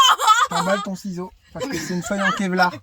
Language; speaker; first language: French; native; French